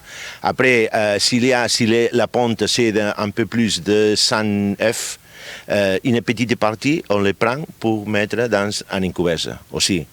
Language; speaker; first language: French; non-native, fluent; Catalan